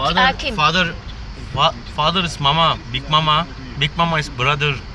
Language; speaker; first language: English; non-native, learner; Turkish